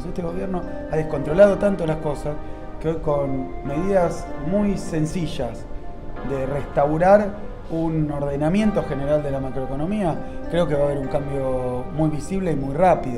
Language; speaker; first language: Spanish; native; Spanish